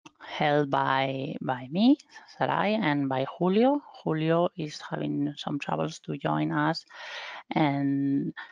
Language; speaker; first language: English; non-native, fluent; Spanish